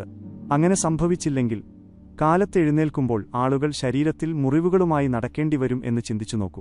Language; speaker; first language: Malayalam; native; Malayalam